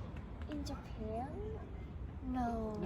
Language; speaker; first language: English; non-native, fluent; Japanese